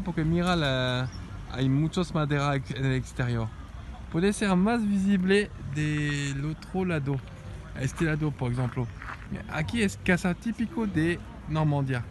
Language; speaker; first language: Spanish; non-native, learner; French